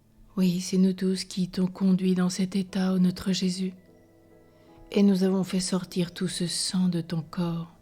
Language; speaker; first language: French; native; French